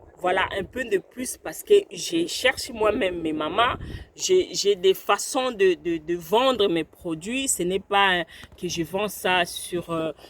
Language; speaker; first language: French; non-native, local second language; Lingala